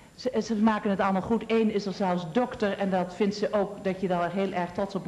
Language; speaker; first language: Dutch; native; Dutch